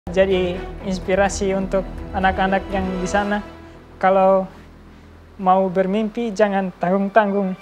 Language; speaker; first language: Indonesian; non-native, local second language; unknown